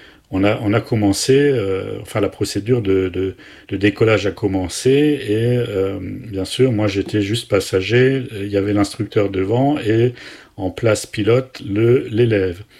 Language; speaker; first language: French; native; French